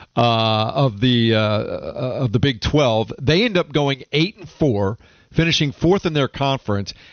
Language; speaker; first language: English; native; English